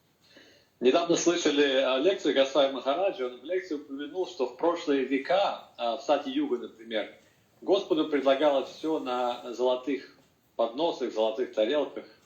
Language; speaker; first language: Russian; native; Russian